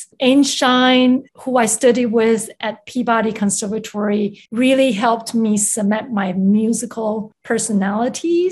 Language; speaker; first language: English; non-native, fluent; Chinese